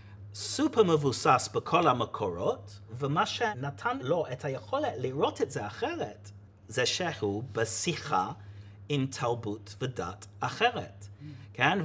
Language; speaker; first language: Hebrew; non-native, fluent; English